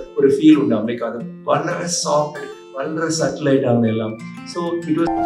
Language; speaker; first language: Malayalam; non-native, learner; Tamil